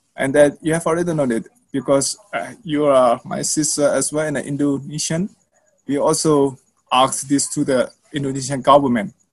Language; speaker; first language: English; non-native, learner; Burmese